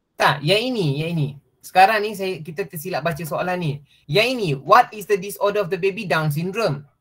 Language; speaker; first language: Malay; non-native, local second language; Tamil